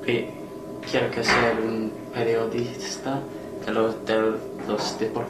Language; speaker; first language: Spanish; non-native, learner; English